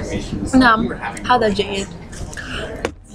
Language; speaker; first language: Arabic; non-native, learner; English